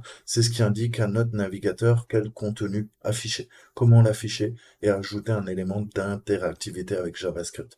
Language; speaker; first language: French; native; French